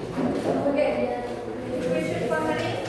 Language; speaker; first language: English; non-native, learner; Indonesian